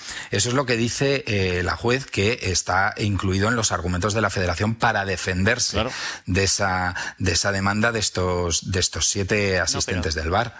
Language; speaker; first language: Spanish; native; Spanish